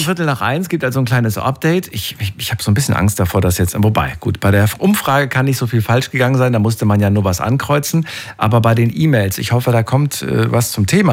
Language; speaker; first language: German; native; German